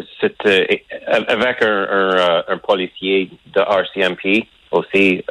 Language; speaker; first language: French; non-native, local second language; English